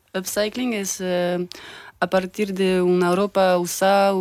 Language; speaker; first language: Spanish; early bilingual, heritage; French